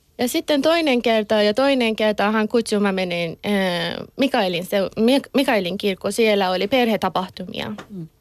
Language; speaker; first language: Finnish; non-native, learner; Persian